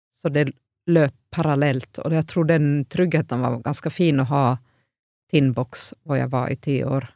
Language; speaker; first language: Norwegian; non-native, fluent; Finnish